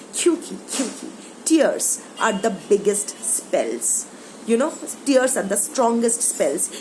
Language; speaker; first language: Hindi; non-native, local second language; Bangla